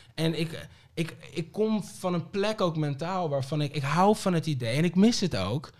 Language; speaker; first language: Dutch; early bilingual, other home language; Papiamento